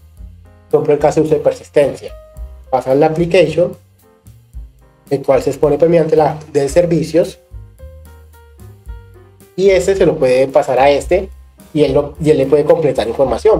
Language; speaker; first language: Spanish; native; Spanish